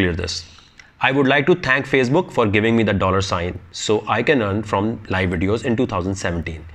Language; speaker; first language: English; non-native, local second language; Urdu